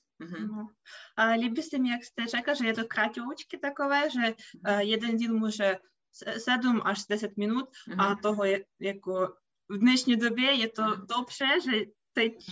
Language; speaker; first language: Czech; non-native, learner; Russian